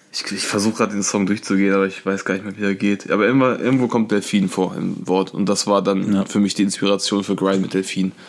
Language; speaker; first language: German; native; German